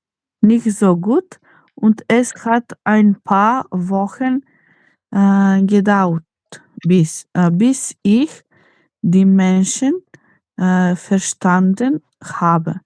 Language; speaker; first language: German; non-native, learner; Macedonian